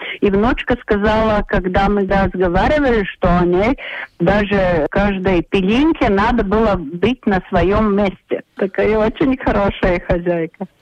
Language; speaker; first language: Russian; non-native, local second language; Latvian